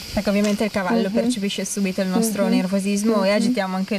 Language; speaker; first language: Italian; native; Italian